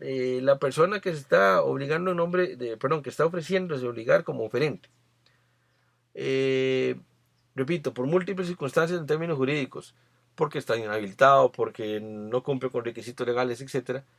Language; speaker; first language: Spanish; native; Spanish